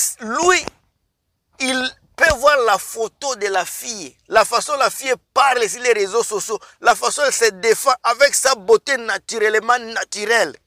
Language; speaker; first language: French; non-native, local second language; Lingala